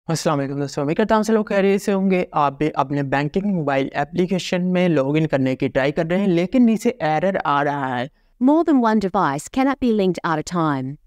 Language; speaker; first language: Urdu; non-native, local second language; Punjabi